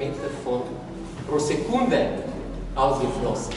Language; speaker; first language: German; non-native, fluent; Slovenian